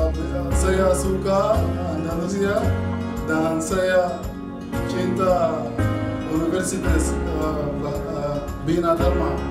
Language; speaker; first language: Indonesian; non-native, learner; Arabic